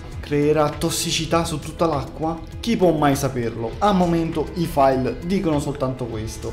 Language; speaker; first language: Italian; native; Italian